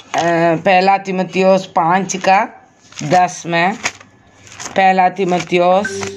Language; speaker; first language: Hindi; non-native, local second language; Malayalam